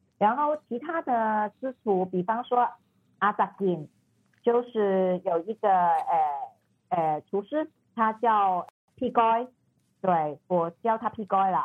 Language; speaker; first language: Chinese; non-native, fluent; Cantonese